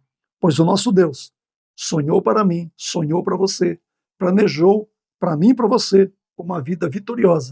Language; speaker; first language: Portuguese; native; Portuguese